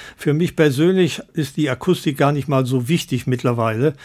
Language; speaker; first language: German; native; German